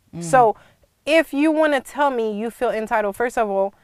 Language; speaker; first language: English; early bilingual, other home language; Haitian Creole